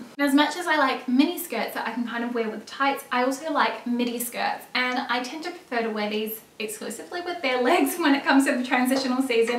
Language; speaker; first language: English; native; English